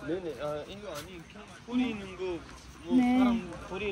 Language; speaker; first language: Korean; non-native, learner; Urdu